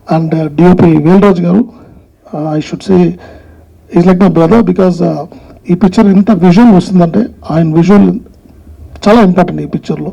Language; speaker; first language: Telugu; non-native, learner; Tamil